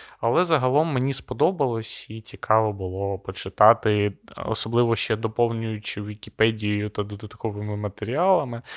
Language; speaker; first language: Ukrainian; non-native, local second language; Russian